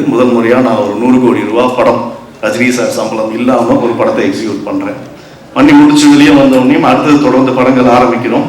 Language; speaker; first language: Tamil; native; Tamil